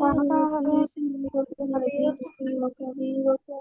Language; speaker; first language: Arabic; non-native, learner; Bangla